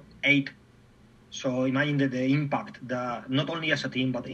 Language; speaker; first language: English; non-native, fluent; Spanish